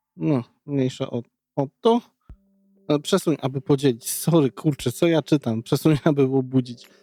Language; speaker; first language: Polish; native; Polish